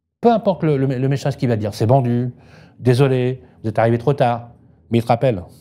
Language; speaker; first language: French; native; French